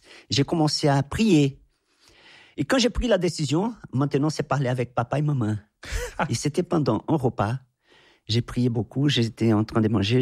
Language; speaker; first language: French; non-native, fluent; Portuguese